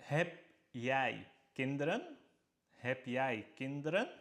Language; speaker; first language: Dutch; non-native, fluent; Arabic